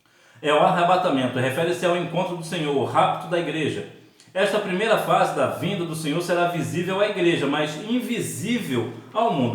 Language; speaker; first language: Portuguese; native; Portuguese